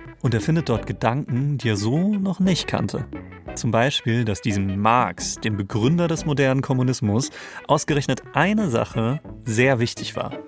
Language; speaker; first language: German; native; German